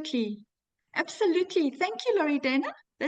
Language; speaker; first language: English; native; English